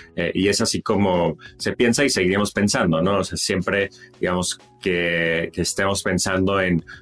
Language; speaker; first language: Spanish; native; Spanish